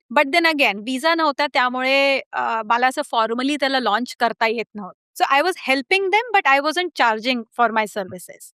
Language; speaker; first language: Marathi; early bilingual, heritage; Marathi